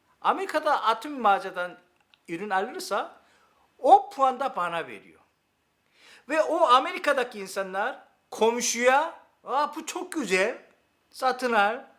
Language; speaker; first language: Turkish; non-native, learner; Korean